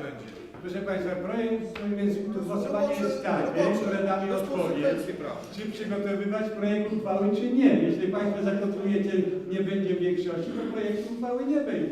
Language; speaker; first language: Polish; native; Polish